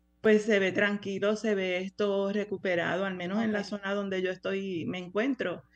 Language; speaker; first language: Spanish; native; Spanish